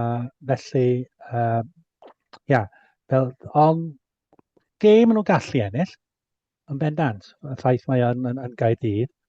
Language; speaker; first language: Welsh; native; Welsh